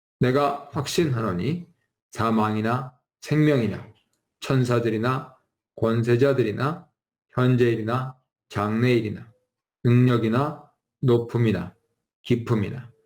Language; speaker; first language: Korean; native; Korean